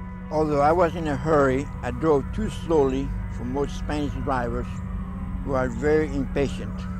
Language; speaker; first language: English; early bilingual, other home language; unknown